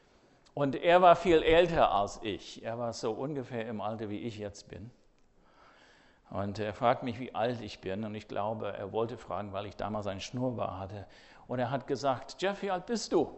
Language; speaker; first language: German; non-native, fluent; English